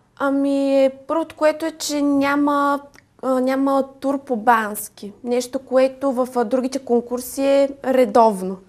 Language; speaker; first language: Bulgarian; native; Bulgarian